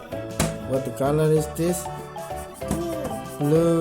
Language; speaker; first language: English; non-native, learner; Indonesian